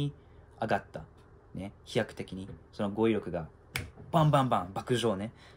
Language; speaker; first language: Japanese; non-native, fluent; English